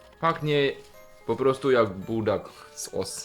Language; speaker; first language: Polish; non-native, learner; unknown